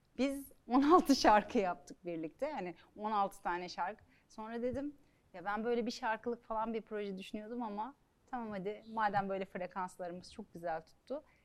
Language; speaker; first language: Turkish; native; Turkish